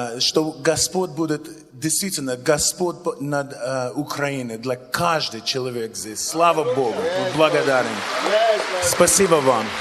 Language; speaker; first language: Russian; non-native, learner; English